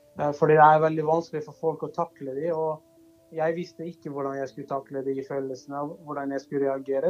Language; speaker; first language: Norwegian; early bilingual, other home language; Kurdish